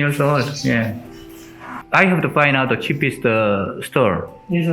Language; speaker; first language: English; non-native, learner; Korean